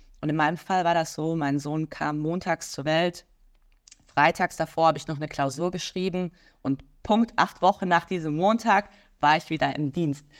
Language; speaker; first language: German; native; German